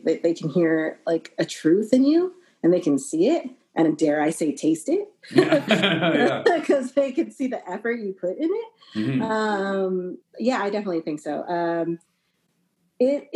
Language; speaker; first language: English; early bilingual, other home language; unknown